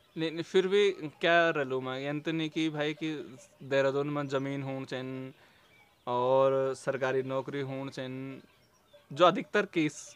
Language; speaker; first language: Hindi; non-native, local second language; Garhwali